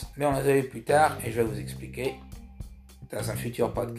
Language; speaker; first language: French; early bilingual, heritage; French